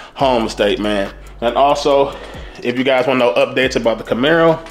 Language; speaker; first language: English; native; English